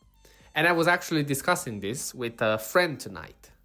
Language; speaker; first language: English; non-native, fluent; Italian